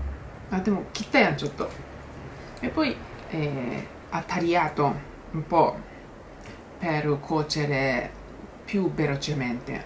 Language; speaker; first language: Italian; non-native, learner; Japanese